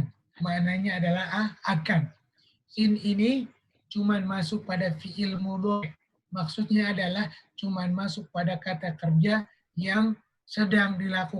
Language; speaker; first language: Indonesian; native; Indonesian